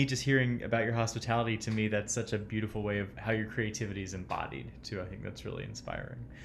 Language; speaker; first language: English; native; English